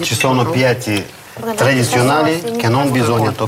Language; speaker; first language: Italian; non-native, fluent; Russian